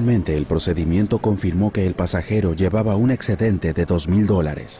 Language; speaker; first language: Spanish; native; Spanish